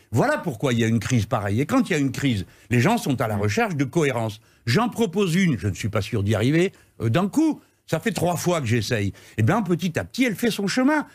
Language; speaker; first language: French; native; French